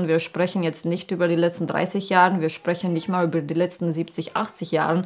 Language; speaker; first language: German; non-native, fluent; Romanian